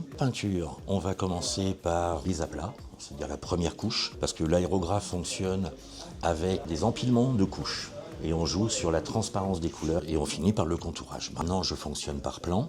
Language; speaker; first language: French; native; French